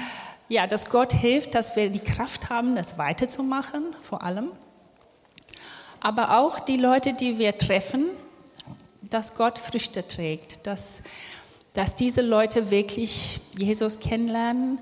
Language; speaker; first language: German; non-native, fluent; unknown